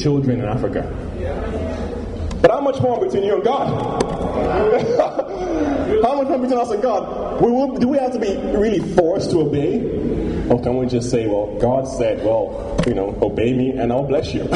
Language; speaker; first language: English; non-native, local second language; Yoruba